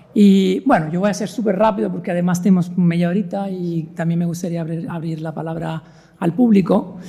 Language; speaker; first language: Spanish; non-native, fluent; Italian